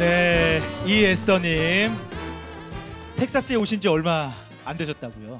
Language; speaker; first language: Korean; native; Korean